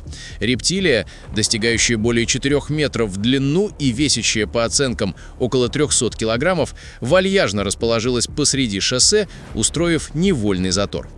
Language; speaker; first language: Russian; native; Russian